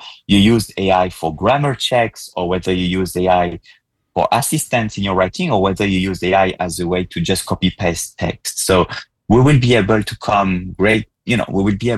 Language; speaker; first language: English; non-native, fluent; French